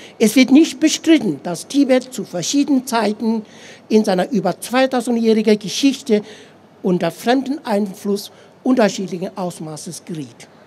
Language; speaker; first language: German; non-native, fluent; Tibetan